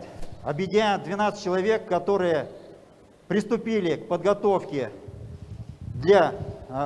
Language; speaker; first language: Russian; native; Russian